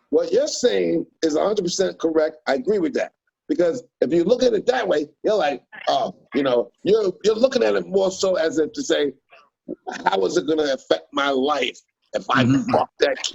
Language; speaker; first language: English; native; English